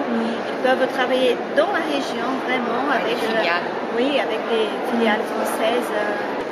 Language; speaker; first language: French; non-native, fluent; Portuguese